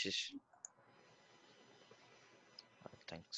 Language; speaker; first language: Portuguese; native; Portuguese